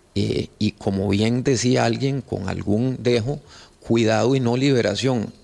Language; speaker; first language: Spanish; native; Spanish